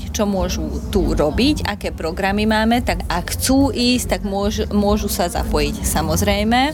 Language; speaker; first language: Slovak; non-native, local second language; Hungarian